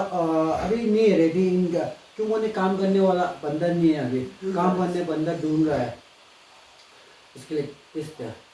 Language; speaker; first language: Hindi; non-native, local second language; Tibetan